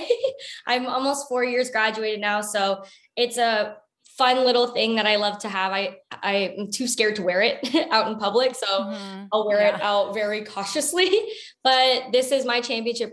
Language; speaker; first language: English; native; English